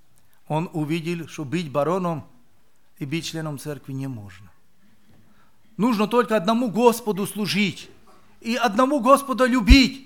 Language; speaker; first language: Russian; non-native, local second language; Romany